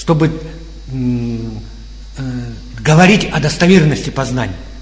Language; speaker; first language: Russian; native; Russian